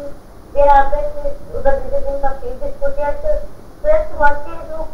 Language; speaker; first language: German; non-native, learner; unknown